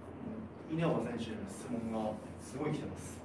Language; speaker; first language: Japanese; native; Japanese